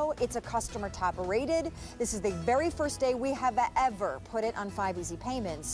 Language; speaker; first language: English; native; English